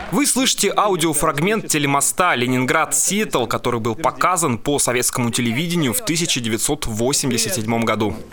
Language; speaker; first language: Russian; native; Russian